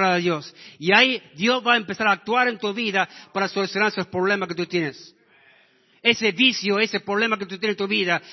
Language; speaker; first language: Spanish; non-native, fluent; English